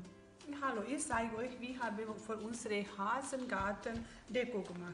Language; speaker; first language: German; non-native, learner; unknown